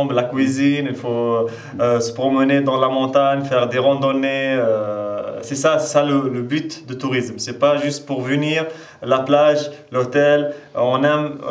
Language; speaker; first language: French; non-native, local second language; Arabic